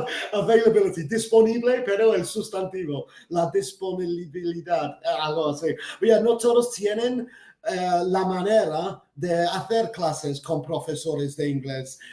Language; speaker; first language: Spanish; non-native, fluent; English